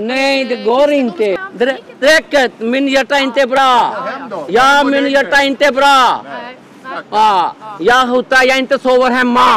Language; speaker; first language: Swedish; non-native, learner; Urdu